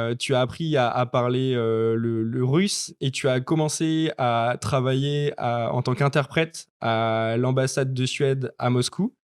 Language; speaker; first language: French; native; French